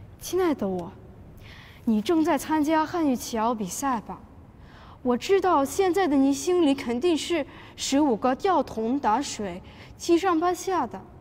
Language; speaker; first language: Chinese; non-native, fluent; Russian